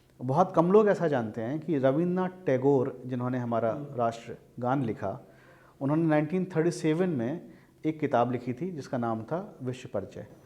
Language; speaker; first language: Hindi; native; Hindi